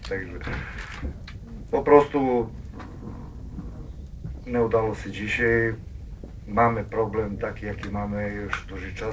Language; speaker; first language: Polish; non-native, learner; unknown